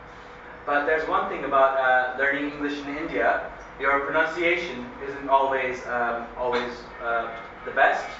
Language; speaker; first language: English; early bilingual, other home language; Hindi